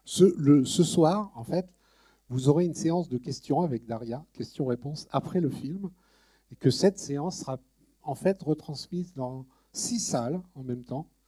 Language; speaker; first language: French; native; French